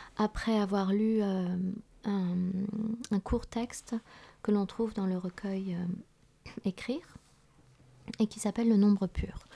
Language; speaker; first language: French; early bilingual, other home language; Vietnamese